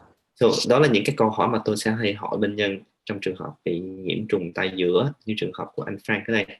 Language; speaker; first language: Vietnamese; native; Vietnamese